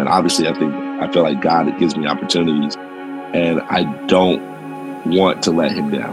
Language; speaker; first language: English; native; English